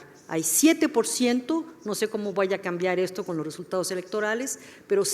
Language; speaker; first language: Spanish; native; Spanish